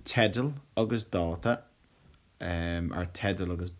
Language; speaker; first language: Irish; non-native, local second language; English